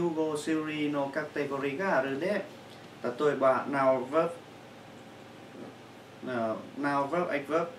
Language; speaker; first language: Japanese; non-native, learner; Chinese